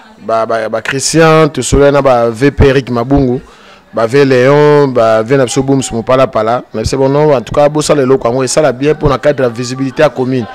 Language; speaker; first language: Lingala; native; Lingala